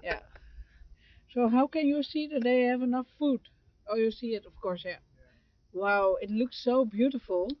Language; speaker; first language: English; non-native, fluent; Dutch